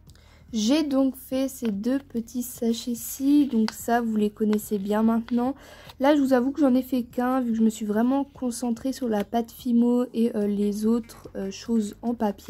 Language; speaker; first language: French; native; French